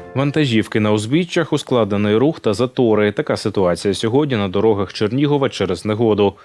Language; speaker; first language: Ukrainian; native; Ukrainian